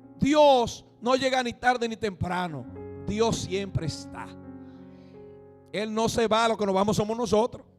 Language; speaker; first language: Spanish; native; Spanish